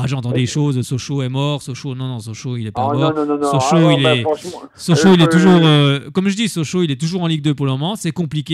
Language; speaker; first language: French; native; French